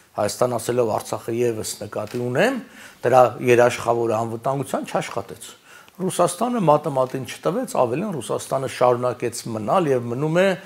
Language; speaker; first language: Armenian; native; Armenian